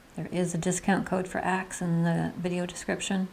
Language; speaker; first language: English; native; English